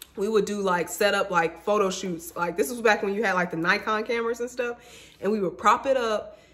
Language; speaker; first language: English; native; English